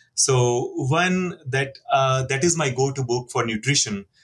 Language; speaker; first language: English; non-native, local second language; Hindi